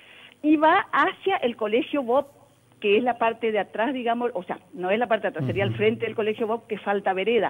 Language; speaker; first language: Spanish; native; Spanish